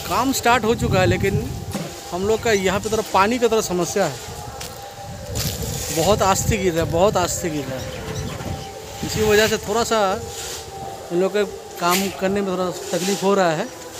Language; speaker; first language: Hindi; native; Hindi